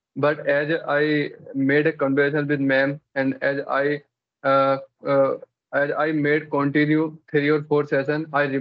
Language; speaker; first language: English; non-native, local second language; Hindi